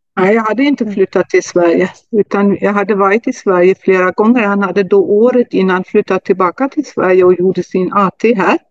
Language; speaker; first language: Swedish; non-native, fluent; German